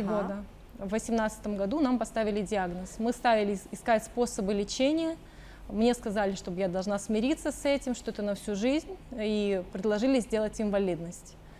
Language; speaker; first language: Russian; native; Russian